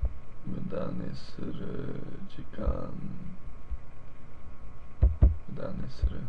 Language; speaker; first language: Japanese; non-native, learner; English